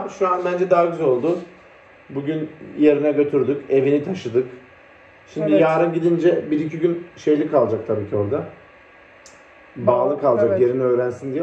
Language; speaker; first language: Turkish; native; Turkish